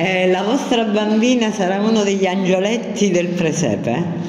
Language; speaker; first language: Italian; native; Italian